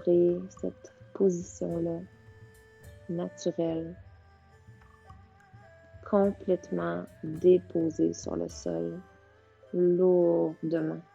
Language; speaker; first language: French; native; French